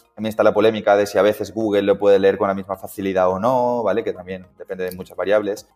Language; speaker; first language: Spanish; native; Spanish